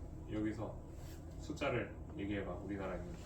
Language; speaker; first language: Korean; native; Korean